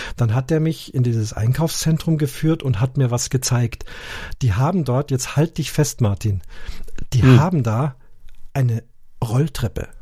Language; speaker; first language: German; native; German